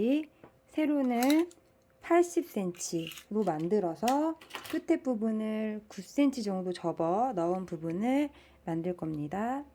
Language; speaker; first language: Korean; native; Korean